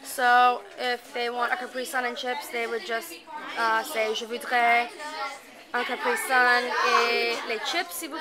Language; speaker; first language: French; non-native, fluent; English